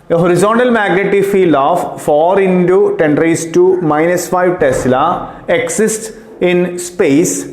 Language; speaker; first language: English; non-native, local second language; Malayalam